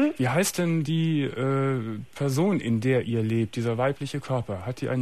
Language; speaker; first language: German; native; German